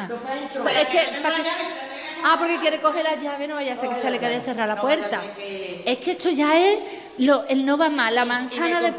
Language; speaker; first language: Spanish; native; Spanish